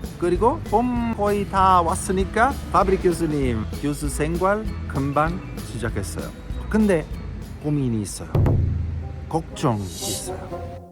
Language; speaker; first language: Korean; non-native, learner; Italian